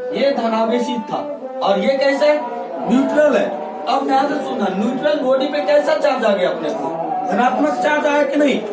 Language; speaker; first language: Hindi; native; Hindi